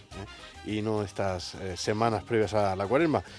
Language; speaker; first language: Spanish; native; Spanish